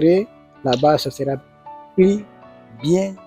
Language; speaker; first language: French; non-native, learner; Portuguese